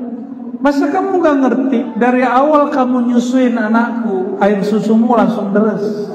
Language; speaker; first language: Indonesian; native; Indonesian